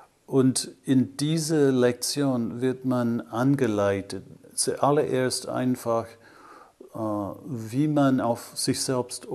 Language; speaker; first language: German; non-native, fluent; English